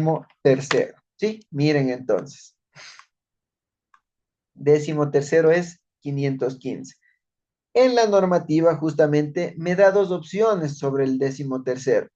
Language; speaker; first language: Spanish; native; Spanish